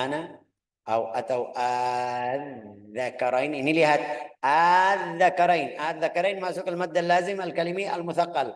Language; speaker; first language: Indonesian; non-native, fluent; Arabic